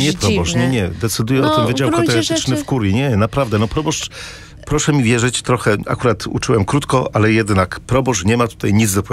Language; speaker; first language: Polish; native; Polish